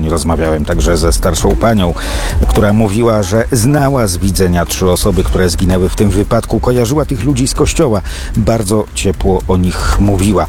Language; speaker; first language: Polish; native; Polish